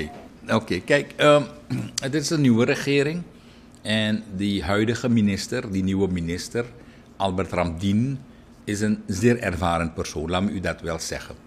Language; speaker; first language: Dutch; native; Dutch